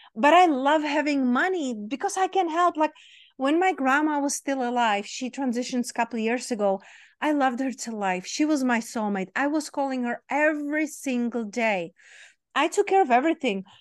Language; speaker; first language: English; non-native, fluent; Czech